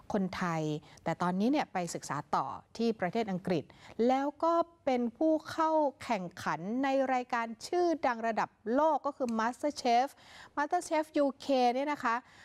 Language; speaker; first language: Thai; native; Thai